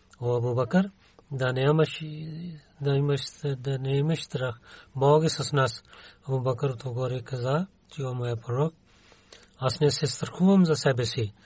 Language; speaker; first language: Bulgarian; non-native, learner; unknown